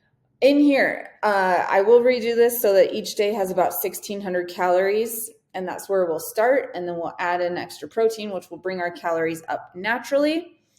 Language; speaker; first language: English; native; English